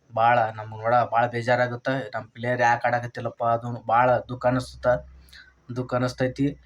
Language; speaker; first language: Kannada; native; Kannada